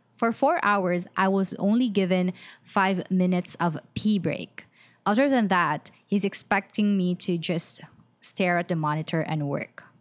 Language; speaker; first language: English; non-native, local second language; Filipino